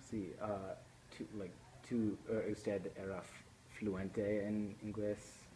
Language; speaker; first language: Spanish; non-native, learner; English